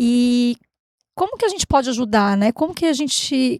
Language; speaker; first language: Portuguese; native; Portuguese